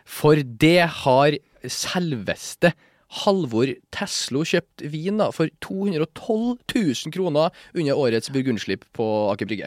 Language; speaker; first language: Norwegian; early bilingual, other home language; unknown